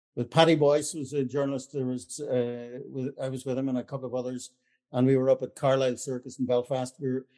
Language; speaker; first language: English; native; English